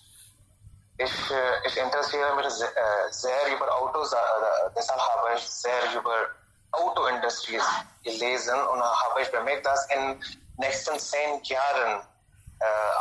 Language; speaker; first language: German; non-native, learner; Hindi